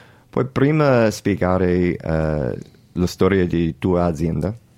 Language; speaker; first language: Italian; non-native, learner; English